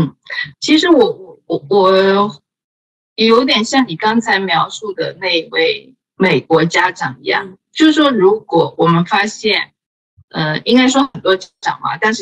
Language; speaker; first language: Chinese; native; Chinese